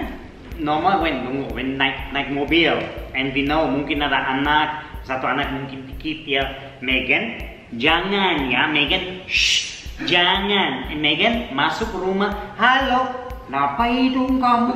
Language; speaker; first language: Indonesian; non-native, learner; German